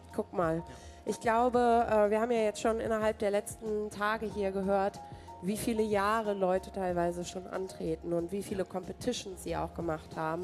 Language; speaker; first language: German; native; German